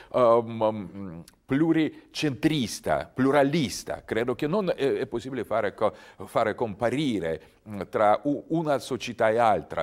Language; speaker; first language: Italian; non-native, learner; Russian